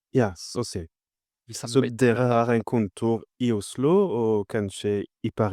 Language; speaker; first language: Norwegian; non-native, fluent; French